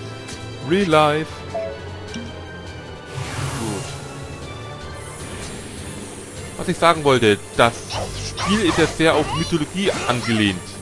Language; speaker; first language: German; native; German